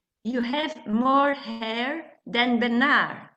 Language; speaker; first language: English; non-native, fluent; French